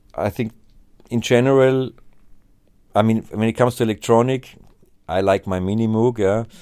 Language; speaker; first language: English; non-native, fluent; German